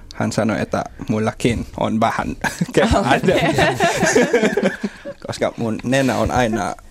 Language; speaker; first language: Finnish; non-native, fluent; Filipino